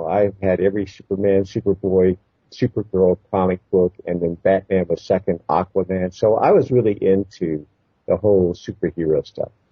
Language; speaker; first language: English; native; English